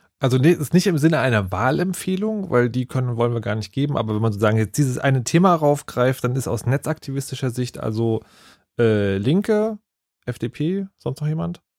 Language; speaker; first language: German; native; German